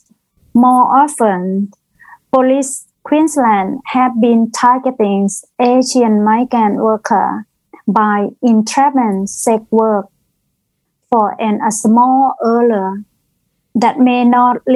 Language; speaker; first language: English; non-native, learner; Thai